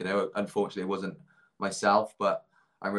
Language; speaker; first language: English; native; English